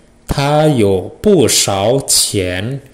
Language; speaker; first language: Chinese; non-native, fluent; Indonesian